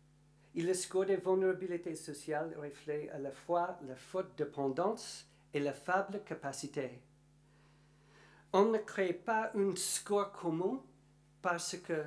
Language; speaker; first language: French; non-native, learner; English